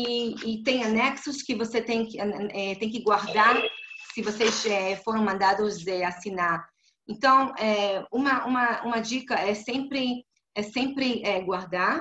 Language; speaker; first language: Portuguese; non-native, fluent; Hebrew